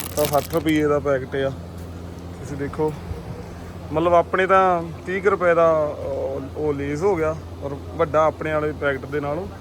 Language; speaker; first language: Punjabi; native; Punjabi